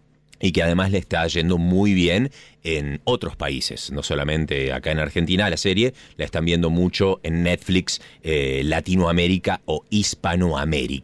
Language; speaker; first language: Spanish; native; Spanish